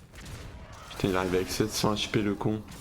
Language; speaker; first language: French; native; French